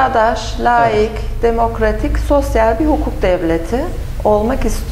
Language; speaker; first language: Turkish; native; Turkish